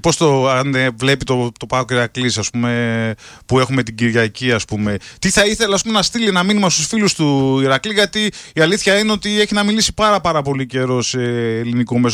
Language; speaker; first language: Greek; native; Greek